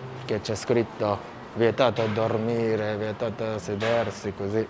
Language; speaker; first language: Italian; non-native, fluent; Japanese